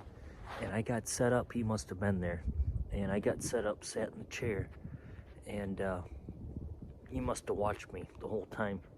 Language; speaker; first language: English; native; English